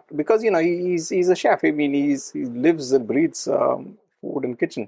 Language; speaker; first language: English; non-native, local second language; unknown